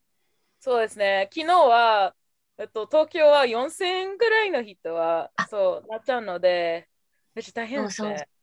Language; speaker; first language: Japanese; non-native, fluent; English